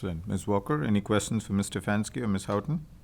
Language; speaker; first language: English; native; English